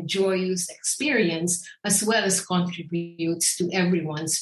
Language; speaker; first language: English; non-native, local second language; Filipino